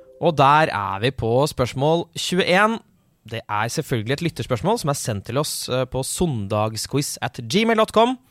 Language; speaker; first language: Norwegian; native; Norwegian